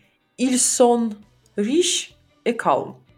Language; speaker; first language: French; non-native, learner; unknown